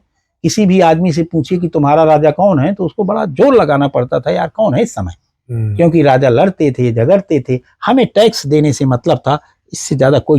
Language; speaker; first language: Hindi; native; Hindi